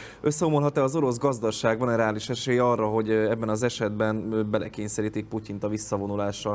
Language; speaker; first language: Hungarian; native; Hungarian